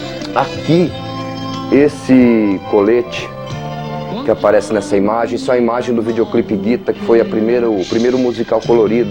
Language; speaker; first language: Portuguese; native; Portuguese